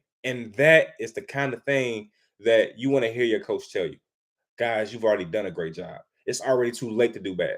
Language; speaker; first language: English; native; English